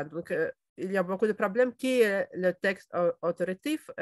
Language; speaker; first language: French; non-native, fluent; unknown